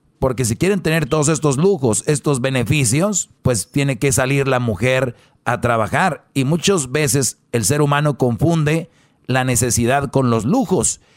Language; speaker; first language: Spanish; native; Spanish